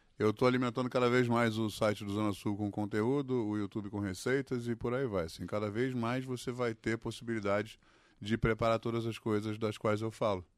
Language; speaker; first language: Portuguese; early bilingual, other home language; English